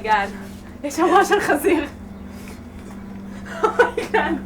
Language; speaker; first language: Hebrew; native; Hebrew